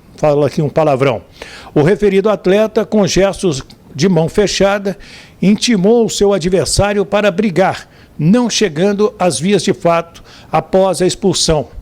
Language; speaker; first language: Portuguese; native; Portuguese